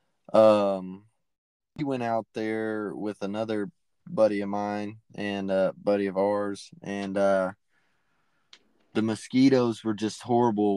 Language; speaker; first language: English; native; English